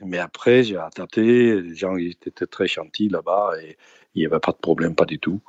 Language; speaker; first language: French; non-native, fluent; Danish